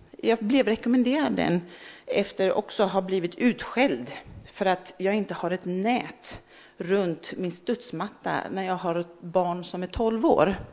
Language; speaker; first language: Swedish; early bilingual, other home language; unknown